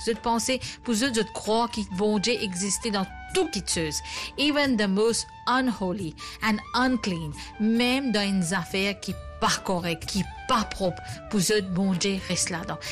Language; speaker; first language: French; native; French